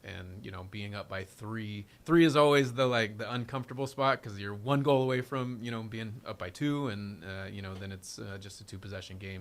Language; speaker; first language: English; native; English